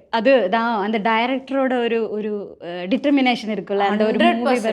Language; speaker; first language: Tamil; non-native, learner; Malayalam